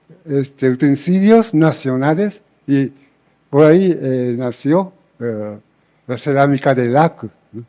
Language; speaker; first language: Spanish; non-native, fluent; Japanese